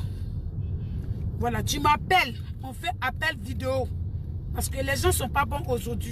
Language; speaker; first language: French; non-native, local second language; Dyula